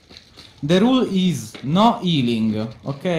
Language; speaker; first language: English; non-native, learner; Italian